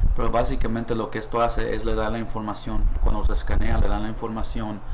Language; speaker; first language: Spanish; early bilingual, heritage; Spanish